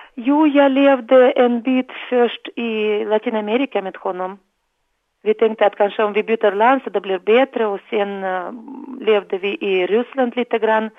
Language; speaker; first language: Swedish; non-native, fluent; Russian